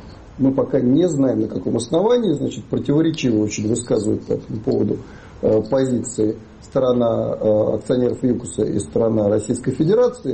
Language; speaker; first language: Russian; native; Russian